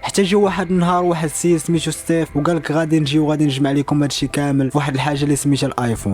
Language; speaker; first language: Arabic; native; Arabic